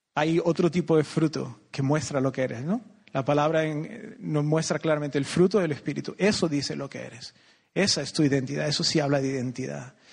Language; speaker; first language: Spanish; native; Spanish